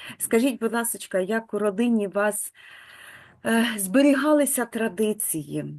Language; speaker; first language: Ukrainian; native; Ukrainian